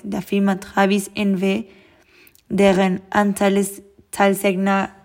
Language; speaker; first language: German; non-native, learner; Spanish